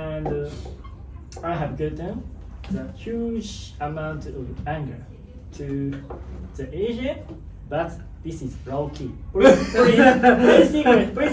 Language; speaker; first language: English; non-native, learner; Japanese